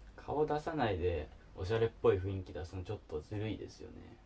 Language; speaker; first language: Japanese; native; Japanese